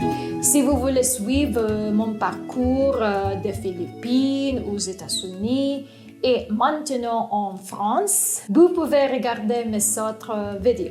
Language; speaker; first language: French; non-native, fluent; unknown